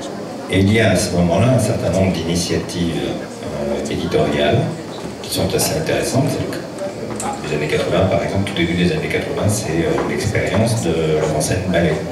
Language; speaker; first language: French; native; French